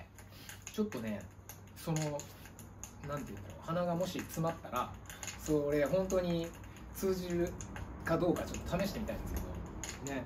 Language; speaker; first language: Japanese; native; Japanese